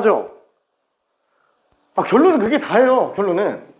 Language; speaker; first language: Korean; native; Korean